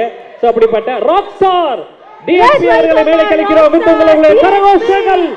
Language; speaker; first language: Tamil; native; Tamil